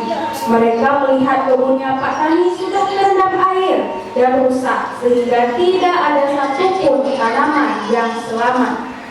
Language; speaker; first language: Indonesian; native; Indonesian